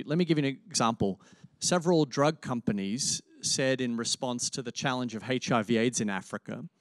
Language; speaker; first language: English; native; English